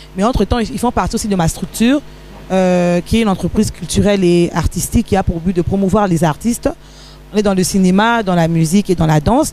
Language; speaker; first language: French; non-native, local second language; Lingala